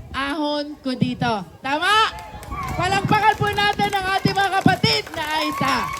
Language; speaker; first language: Filipino; native; Filipino